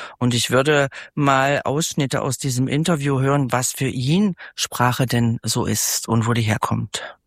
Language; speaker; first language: German; native; German